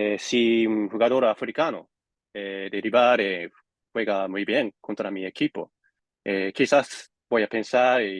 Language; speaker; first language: Spanish; non-native, fluent; Japanese